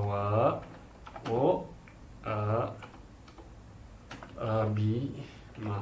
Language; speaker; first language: Japanese; non-native, learner; Malay